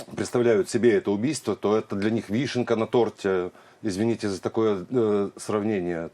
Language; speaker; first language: Russian; native; Russian